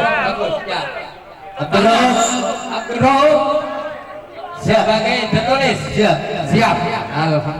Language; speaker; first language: Indonesian; non-native, local second language; Javanese